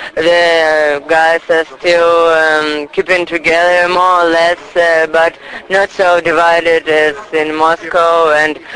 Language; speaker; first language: English; non-native, fluent; Russian